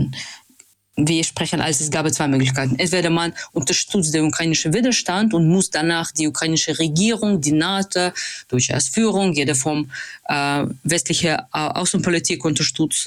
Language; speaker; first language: German; non-native, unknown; Russian